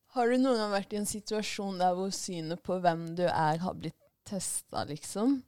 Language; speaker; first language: Norwegian; early bilingual, other home language; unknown